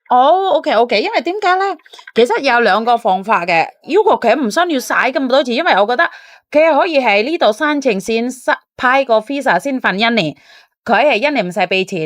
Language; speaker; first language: Cantonese; non-native, fluent; Indonesian